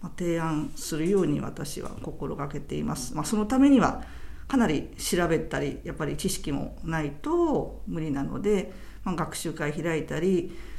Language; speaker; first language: Japanese; native; Japanese